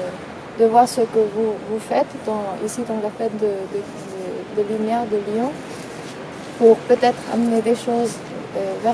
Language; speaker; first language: French; non-native, fluent; Spanish